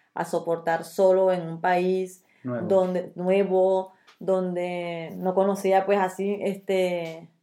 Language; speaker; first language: Spanish; native; Spanish